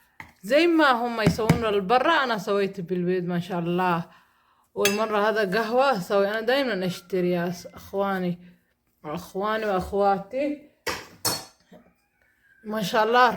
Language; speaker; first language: Arabic; non-native, learner; Somali